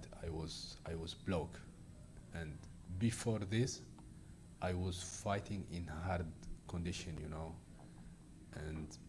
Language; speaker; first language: English; non-native, learner; Arabic